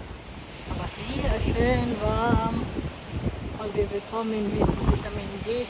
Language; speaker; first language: German; non-native, learner; Filipino